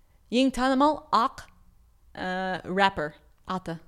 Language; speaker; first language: Kazakh; non-native, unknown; English